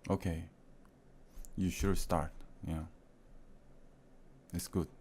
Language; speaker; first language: English; non-native, learner; Korean